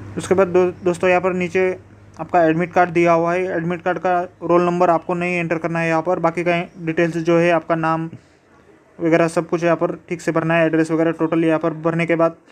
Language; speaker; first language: Hindi; non-native, local second language; Marathi